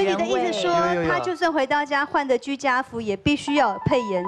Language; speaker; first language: Chinese; native; Chinese